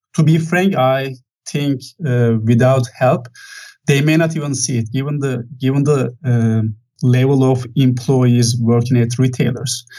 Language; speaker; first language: English; non-native, fluent; Turkish